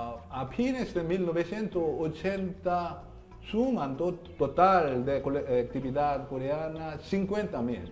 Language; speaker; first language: Spanish; non-native, learner; Korean